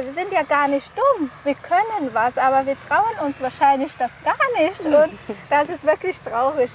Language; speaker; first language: German; non-native, fluent; Kinyarwanda